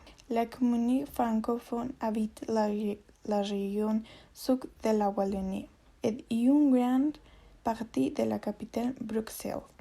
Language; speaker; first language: French; non-native, learner; Spanish